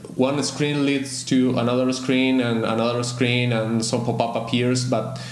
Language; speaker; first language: English; non-native, fluent; Spanish